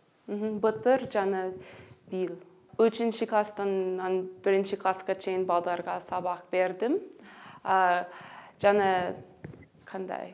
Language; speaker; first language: Kyrgyz; non-native, learner; English